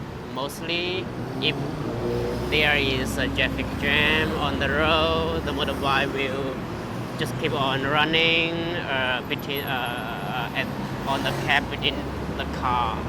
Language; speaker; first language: English; non-native, fluent; Chinese